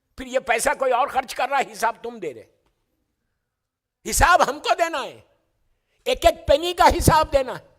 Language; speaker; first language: Urdu; native; Urdu